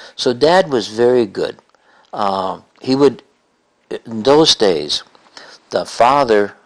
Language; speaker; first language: English; native; English